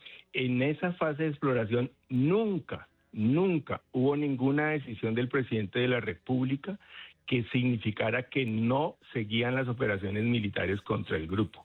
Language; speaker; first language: Spanish; native; Spanish